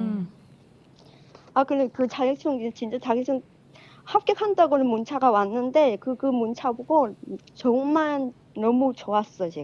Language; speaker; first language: Korean; non-native, fluent; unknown